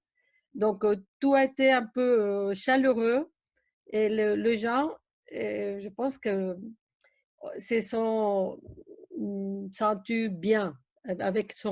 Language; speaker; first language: French; non-native, fluent; Spanish